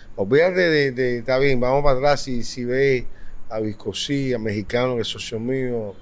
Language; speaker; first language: Spanish; early bilingual, heritage; Spanish